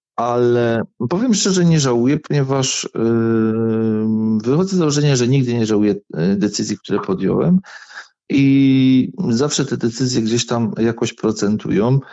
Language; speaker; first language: Polish; native; Polish